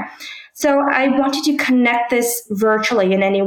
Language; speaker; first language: English; early bilingual, other home language; Korean